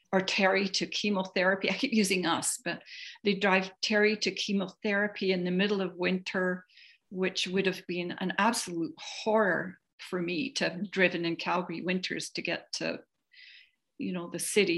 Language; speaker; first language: English; native; English